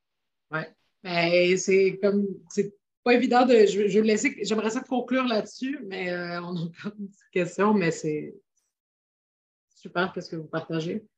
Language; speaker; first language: French; native; French